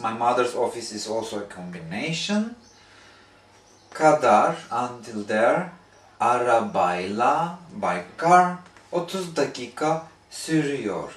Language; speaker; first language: English; non-native, fluent; Turkish